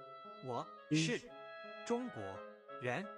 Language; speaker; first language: Chinese; non-native, learner; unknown